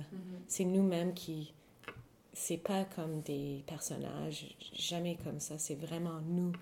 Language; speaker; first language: French; non-native, fluent; English